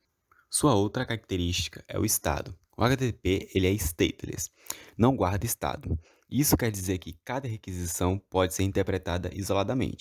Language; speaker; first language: Portuguese; native; Portuguese